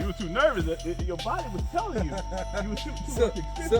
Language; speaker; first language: English; native; English